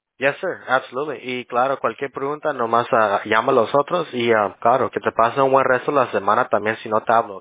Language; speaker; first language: Spanish; early bilingual, heritage; Spanish